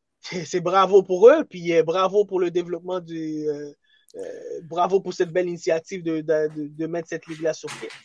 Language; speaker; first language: French; early bilingual, other home language; Haitian Creole